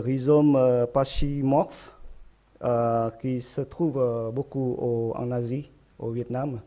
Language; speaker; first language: French; non-native, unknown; Vietnamese